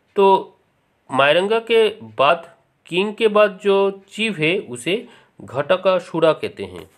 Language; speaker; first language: Hindi; non-native, local second language; Assamese